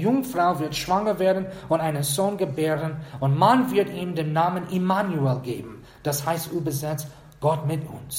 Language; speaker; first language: German; non-native, fluent; English